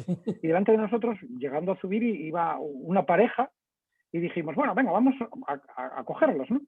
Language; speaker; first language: Spanish; native; Spanish